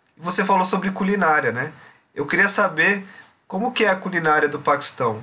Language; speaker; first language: Portuguese; native; Portuguese